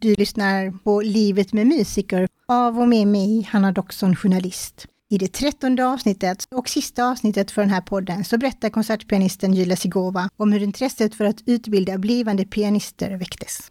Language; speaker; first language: Swedish; native; Swedish